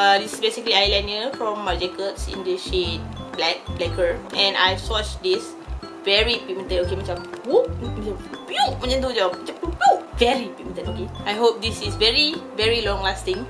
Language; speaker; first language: English; non-native, local second language; Malay